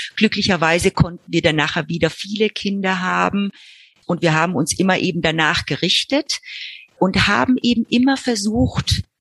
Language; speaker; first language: German; early bilingual, heritage; Spanish